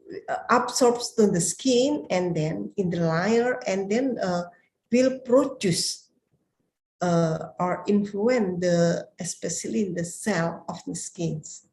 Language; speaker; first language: English; non-native, learner; Indonesian